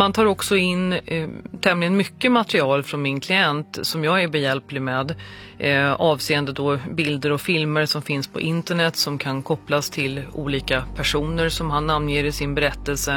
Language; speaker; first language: Swedish; native; Swedish